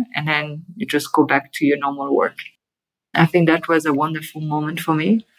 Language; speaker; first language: English; non-native, fluent; French